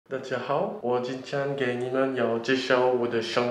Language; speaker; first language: Chinese; non-native, learner; French